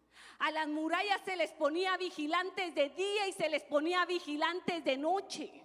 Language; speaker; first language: Spanish; native; Spanish